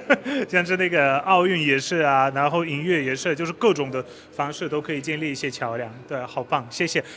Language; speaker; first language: Chinese; non-native, fluent; Polish